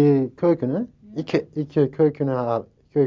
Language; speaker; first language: Dutch; non-native, learner; Turkish